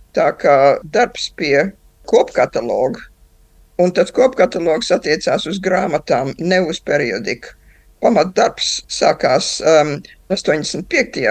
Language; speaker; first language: Latvian; early bilingual, heritage; Latvian